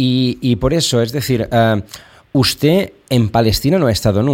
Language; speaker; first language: Spanish; non-native, local second language; Catalan